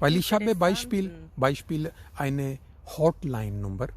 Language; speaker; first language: German; non-native, fluent; Urdu